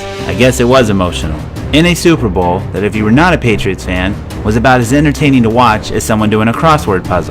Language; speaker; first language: English; native; English